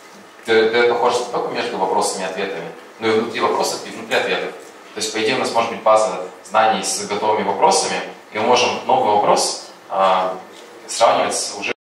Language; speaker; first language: Russian; native; Russian